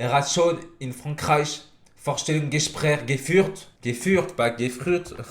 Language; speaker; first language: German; non-native, fluent; French